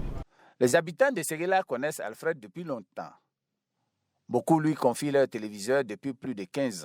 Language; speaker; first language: French; native; French